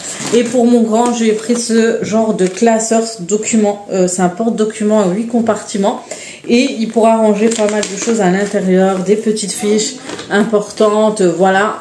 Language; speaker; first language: French; native; French